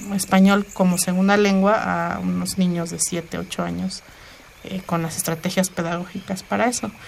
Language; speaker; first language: Spanish; non-native, local second language; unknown